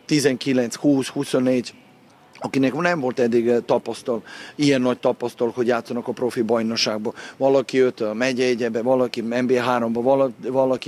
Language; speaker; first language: Hungarian; non-native, fluent; Serbian